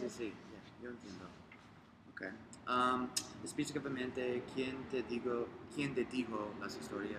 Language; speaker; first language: Spanish; non-native, learner; English